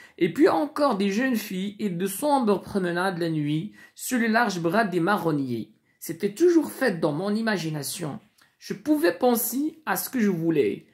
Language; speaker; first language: French; non-native, local second language; Arabic